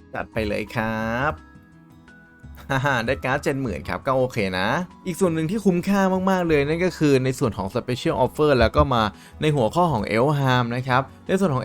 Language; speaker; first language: Thai; native; Thai